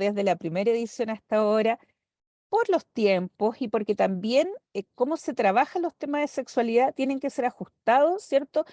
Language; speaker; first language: Spanish; native; Spanish